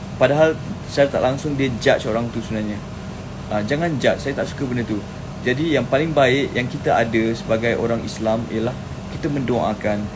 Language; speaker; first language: Malay; native; Malay